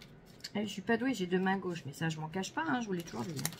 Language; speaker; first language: French; native; French